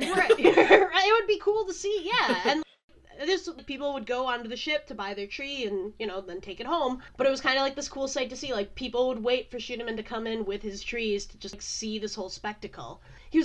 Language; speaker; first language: English; native; English